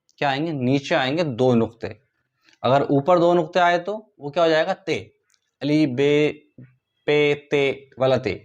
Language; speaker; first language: Hindi; native; Hindi